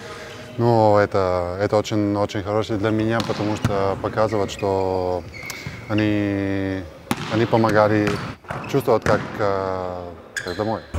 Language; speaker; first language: Russian; non-native, learner; Bulgarian